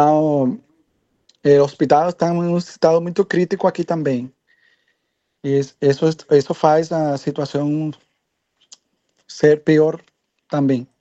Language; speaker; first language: Portuguese; non-native, learner; Spanish